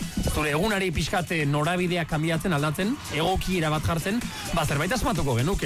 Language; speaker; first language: Basque; native; Basque